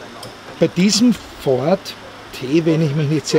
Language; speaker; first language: German; native; German